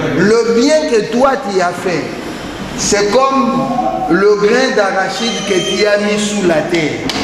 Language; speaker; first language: French; non-native, local second language; Lingala